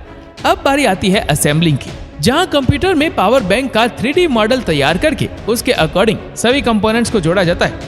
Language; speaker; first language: Hindi; native; Hindi